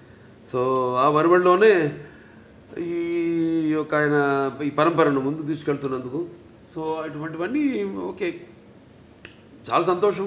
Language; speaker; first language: Telugu; native; Telugu